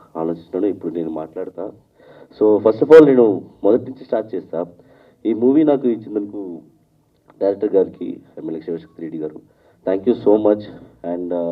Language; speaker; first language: Telugu; non-native, learner; Tamil